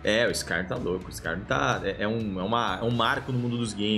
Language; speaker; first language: Portuguese; native; Portuguese